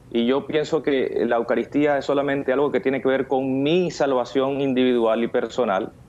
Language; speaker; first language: Spanish; native; Spanish